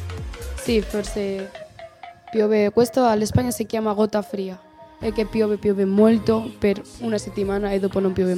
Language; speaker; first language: Italian; non-native, learner; Spanish